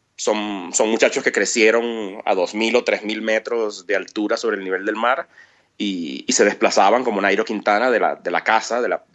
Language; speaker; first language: Spanish; native; Spanish